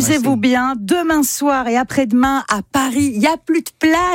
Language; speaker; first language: French; native; French